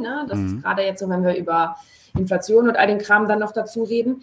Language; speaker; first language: German; native; German